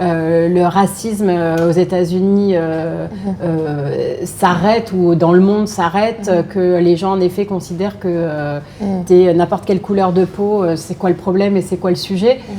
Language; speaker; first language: French; native; French